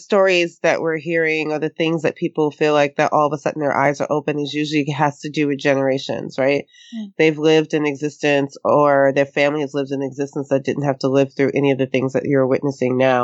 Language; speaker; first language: English; native; English